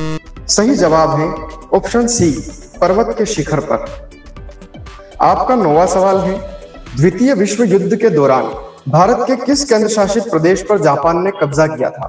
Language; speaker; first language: Hindi; native; Hindi